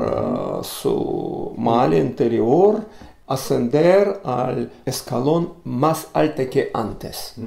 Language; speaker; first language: Spanish; non-native, learner; Russian